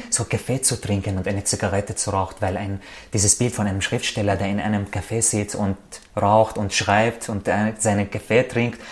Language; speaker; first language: German; non-native, fluent; Arabic